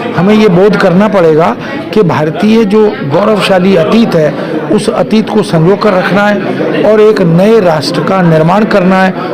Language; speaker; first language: Hindi; native; Hindi